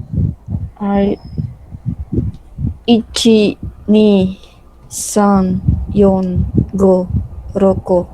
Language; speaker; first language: Japanese; non-native, learner; Filipino